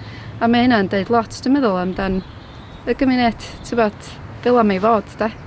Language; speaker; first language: Welsh; native; Welsh